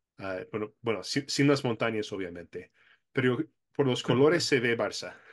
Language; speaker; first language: Spanish; non-native, fluent; English